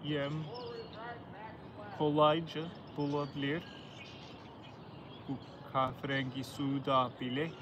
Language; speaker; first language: Turkish; non-native, learner; English